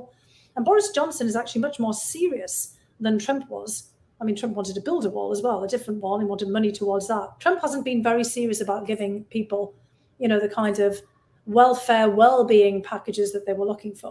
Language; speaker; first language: English; native; English